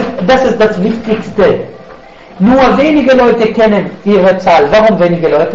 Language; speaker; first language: German; non-native, fluent; Arabic